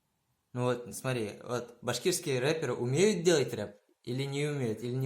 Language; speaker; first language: Russian; native; Russian